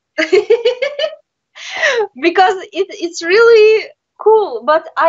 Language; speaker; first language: English; non-native, learner; Russian